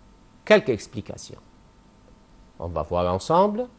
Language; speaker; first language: French; non-native, fluent; Arabic